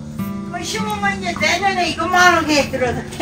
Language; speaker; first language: Korean; native; Korean